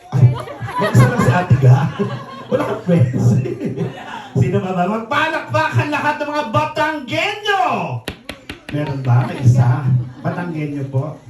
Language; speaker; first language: Filipino; native; Filipino